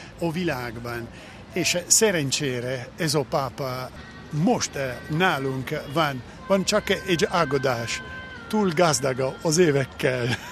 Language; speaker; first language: Hungarian; non-native, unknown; Italian